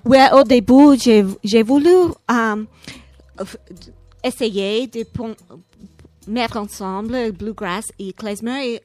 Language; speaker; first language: French; non-native, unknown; English